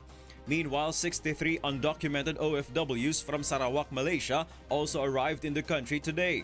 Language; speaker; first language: English; non-native, local second language; Filipino